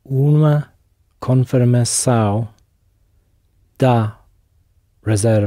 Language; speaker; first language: Portuguese; non-native, learner; English